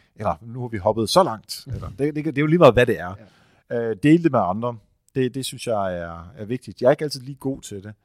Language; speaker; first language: Danish; non-native, fluent; Dutch